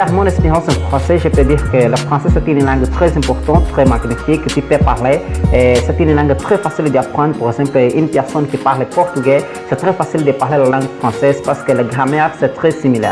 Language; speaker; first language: French; non-native, learner; Portuguese